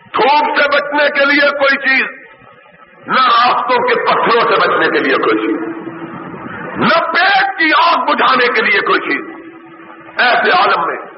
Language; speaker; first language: Urdu; non-native, local second language; Punjabi